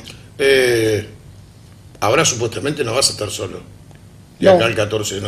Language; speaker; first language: Spanish; native; Spanish